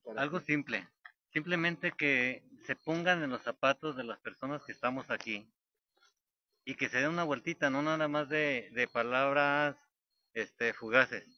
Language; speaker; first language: Spanish; native; Spanish